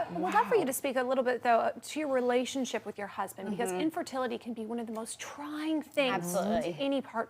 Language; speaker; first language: English; native; English